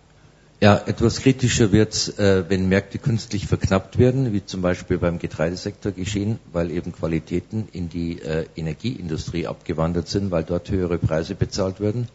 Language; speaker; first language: German; native; German